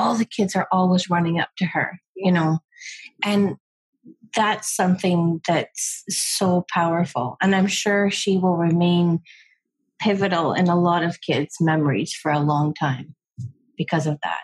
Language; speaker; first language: English; native; English